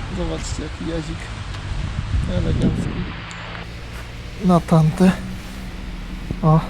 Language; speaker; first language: Polish; native; Polish